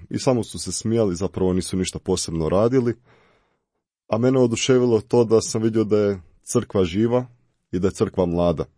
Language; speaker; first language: Croatian; native; Croatian